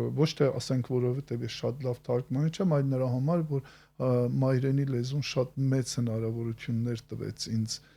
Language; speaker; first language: Armenian; native; Armenian